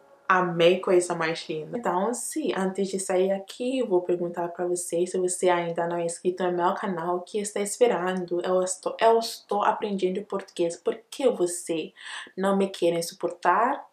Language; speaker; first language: Portuguese; non-native, learner; Akan